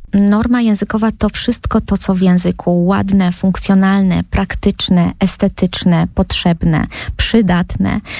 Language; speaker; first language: Polish; native; Polish